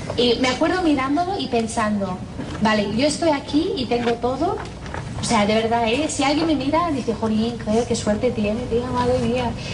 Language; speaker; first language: Spanish; non-native, fluent; English